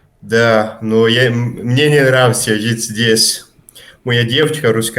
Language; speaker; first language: Russian; early bilingual, heritage; Portuguese